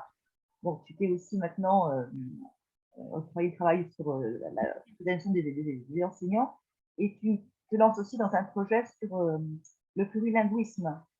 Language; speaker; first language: French; native; French